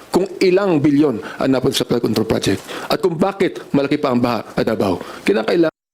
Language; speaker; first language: Filipino; native; Filipino